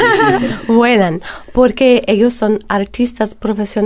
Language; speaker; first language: Spanish; non-native, fluent; English